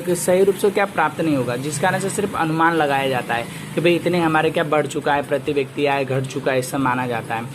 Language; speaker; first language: Hindi; non-native, local second language; Gujarati